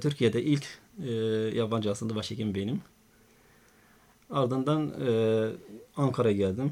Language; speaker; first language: Turkish; non-native, fluent; Arabic